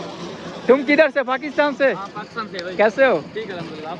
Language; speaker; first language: Hindi; non-native, learner; Bangla